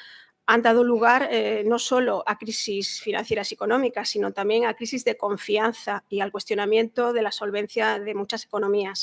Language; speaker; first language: Spanish; native; Spanish